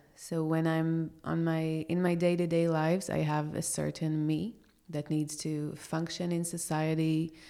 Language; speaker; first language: English; non-native, fluent; Hebrew